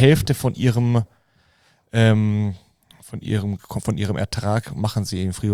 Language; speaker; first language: German; native; German